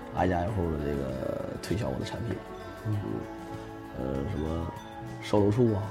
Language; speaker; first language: Chinese; native; Chinese